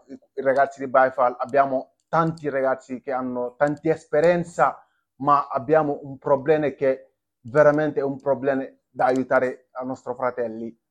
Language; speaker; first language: Italian; non-native, fluent; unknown